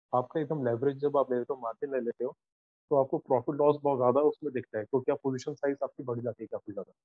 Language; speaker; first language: Hindi; native; Hindi